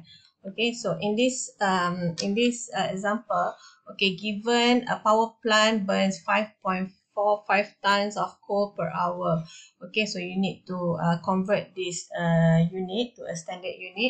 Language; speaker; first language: English; non-native, local second language; Malay